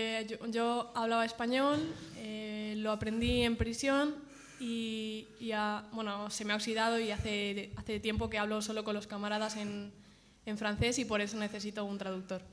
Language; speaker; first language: Spanish; native; Spanish